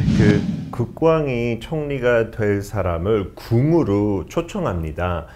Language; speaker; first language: Korean; non-native, fluent; English